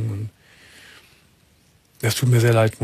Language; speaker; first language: German; native; German